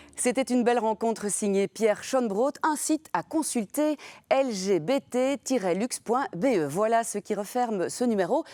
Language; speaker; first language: French; native; French